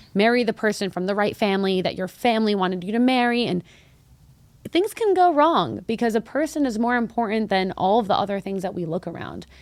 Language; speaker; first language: English; early bilingual, other home language; Arabic